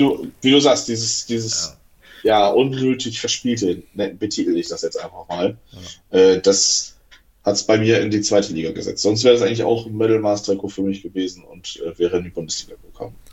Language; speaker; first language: German; native; German